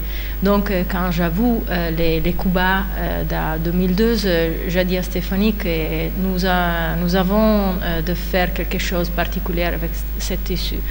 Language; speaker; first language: French; non-native, fluent; Italian